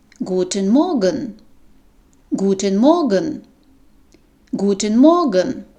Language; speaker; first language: German; non-native, fluent; Ukrainian